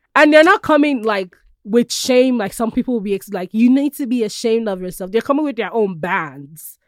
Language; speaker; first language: English; non-native, local second language; Yoruba